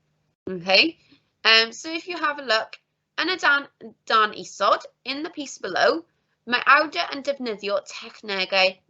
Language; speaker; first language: Welsh; non-native, fluent; English